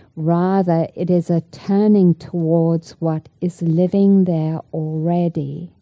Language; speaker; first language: English; native; English